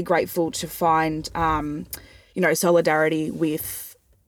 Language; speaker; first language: English; native; English